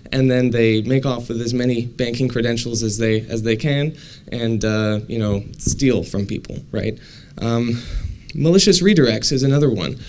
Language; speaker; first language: English; native; English